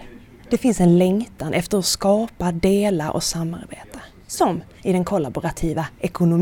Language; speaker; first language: Swedish; native; Swedish